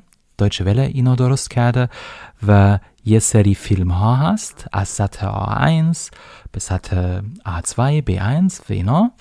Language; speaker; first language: Persian; non-native, fluent; German